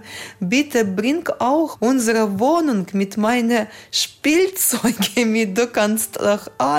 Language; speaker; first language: German; non-native, fluent; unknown